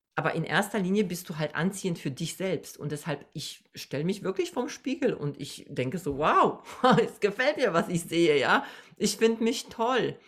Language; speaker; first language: German; non-native, fluent; Polish